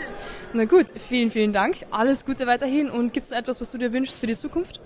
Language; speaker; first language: German; native; German